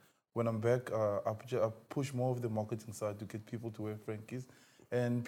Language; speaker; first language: English; non-native, local second language; Xhosa